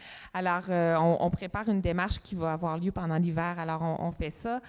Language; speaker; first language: French; native; French